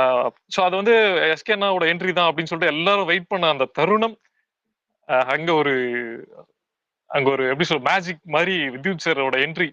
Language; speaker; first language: Tamil; native; Tamil